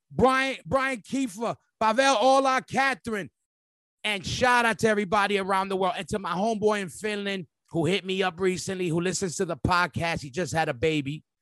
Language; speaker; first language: English; native; English